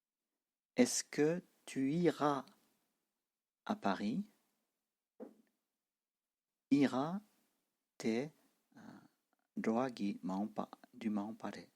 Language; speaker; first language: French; non-native, fluent; Tibetan